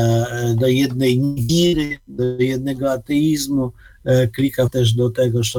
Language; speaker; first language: Polish; non-native, learner; Ukrainian